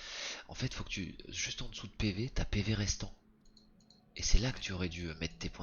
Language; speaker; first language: French; native; French